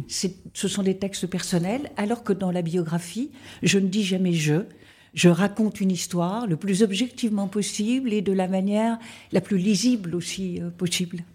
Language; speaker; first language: French; native; French